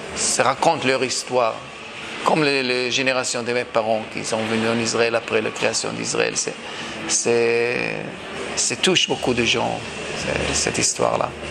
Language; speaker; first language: French; non-native, fluent; Hebrew